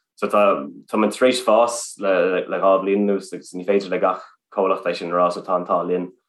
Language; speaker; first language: Irish; non-native, local second language; English